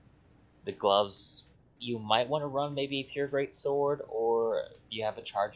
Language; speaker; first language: English; native; English